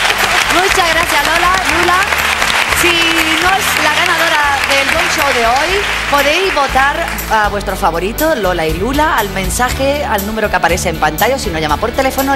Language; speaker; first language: Spanish; native; Spanish